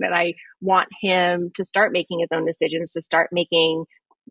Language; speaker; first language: English; native; English